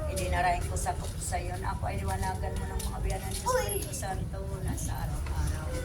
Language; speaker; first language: Filipino; native; Filipino